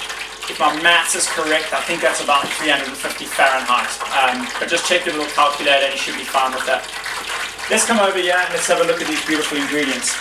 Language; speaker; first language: English; native; English